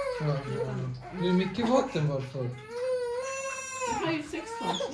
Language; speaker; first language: Swedish; early bilingual, other home language; Turkish